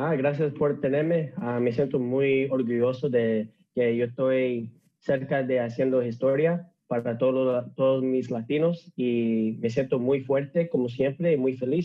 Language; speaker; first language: Spanish; early bilingual, heritage; English